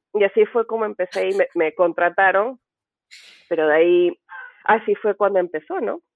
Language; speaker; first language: Spanish; native; Spanish